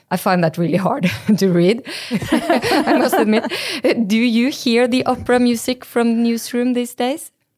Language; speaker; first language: English; non-native, fluent; Norwegian